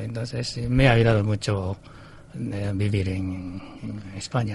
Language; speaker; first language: Spanish; non-native, fluent; Japanese